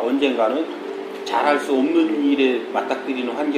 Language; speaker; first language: Korean; native; Korean